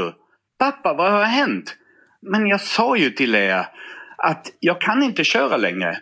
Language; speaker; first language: Swedish; non-native, fluent; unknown